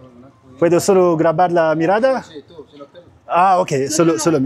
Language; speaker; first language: Spanish; non-native, learner; Arabic